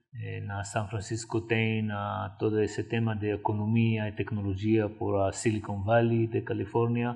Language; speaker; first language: Portuguese; non-native, fluent; Arabic